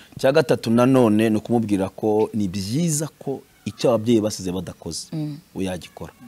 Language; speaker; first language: Kinyarwanda; native; Kinyarwanda